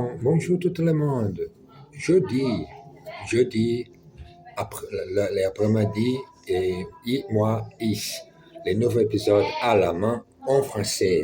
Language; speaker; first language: French; non-native, learner; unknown